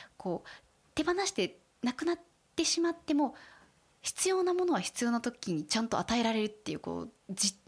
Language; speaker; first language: Japanese; native; Japanese